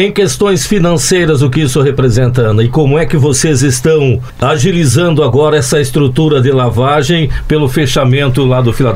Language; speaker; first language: Portuguese; native; Portuguese